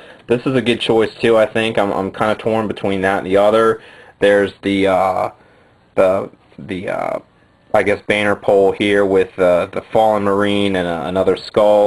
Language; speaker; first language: English; native; English